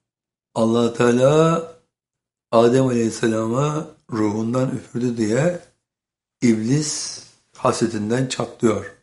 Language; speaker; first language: Turkish; native; Turkish